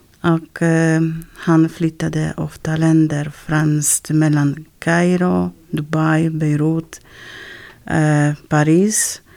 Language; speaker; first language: Swedish; non-native, learner; Arabic